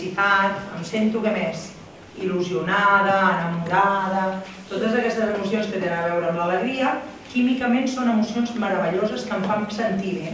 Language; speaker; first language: Catalan; native; Catalan